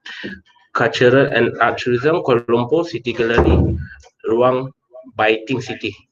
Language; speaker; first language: English; non-native, local second language; Malay